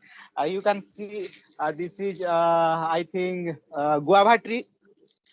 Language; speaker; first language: English; non-native, learner; Odia